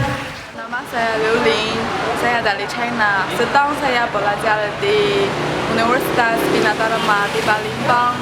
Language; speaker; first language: Indonesian; non-native, learner; Chinese